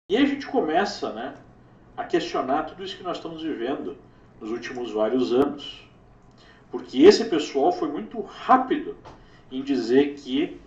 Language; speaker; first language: Portuguese; native; Portuguese